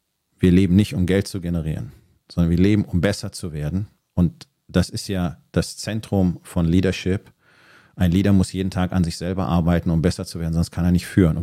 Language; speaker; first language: German; native; German